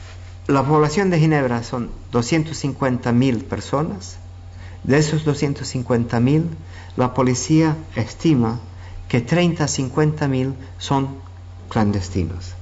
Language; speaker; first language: Spanish; non-native, fluent; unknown